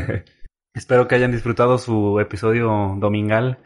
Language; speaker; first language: Spanish; native; Spanish